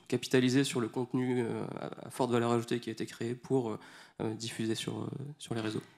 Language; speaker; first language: French; native; French